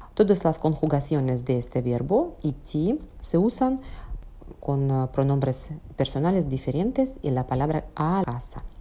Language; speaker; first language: Spanish; non-native, fluent; Russian